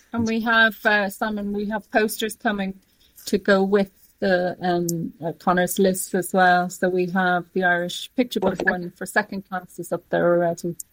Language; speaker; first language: English; native; English